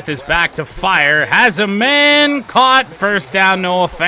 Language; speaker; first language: English; native; English